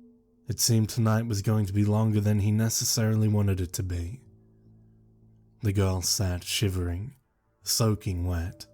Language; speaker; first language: English; native; English